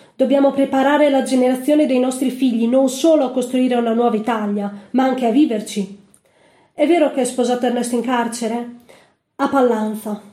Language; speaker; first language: Italian; native; Italian